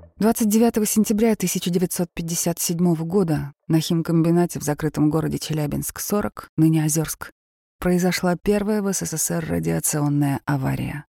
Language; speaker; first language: Russian; native; Russian